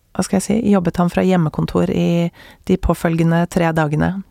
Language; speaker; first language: Norwegian; native; Norwegian